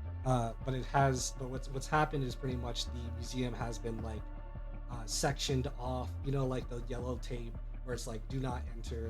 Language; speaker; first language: English; native; English